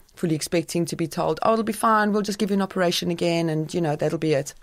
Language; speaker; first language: English; native; English